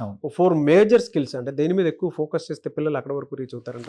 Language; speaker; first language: Telugu; native; Telugu